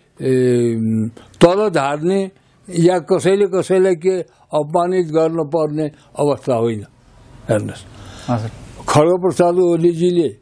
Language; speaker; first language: Nepali; native; Nepali